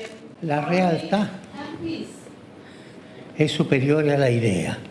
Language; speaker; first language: Italian; non-native, fluent; Spanish